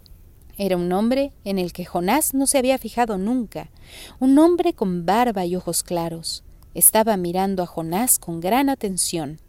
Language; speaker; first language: Spanish; native; Spanish